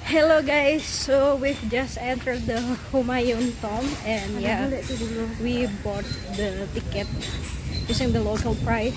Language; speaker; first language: English; non-native, learner; Indonesian